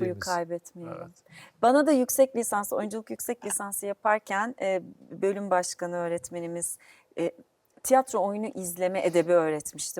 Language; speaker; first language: Turkish; native; Turkish